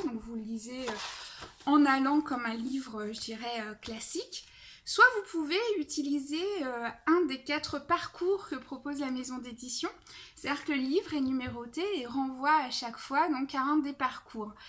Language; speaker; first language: French; native; French